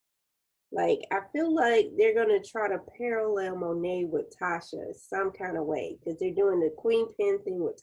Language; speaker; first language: English; native; English